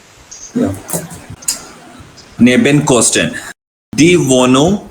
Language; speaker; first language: German; non-native, learner; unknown